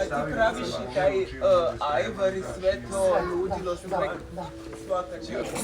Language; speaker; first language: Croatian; non-native, learner; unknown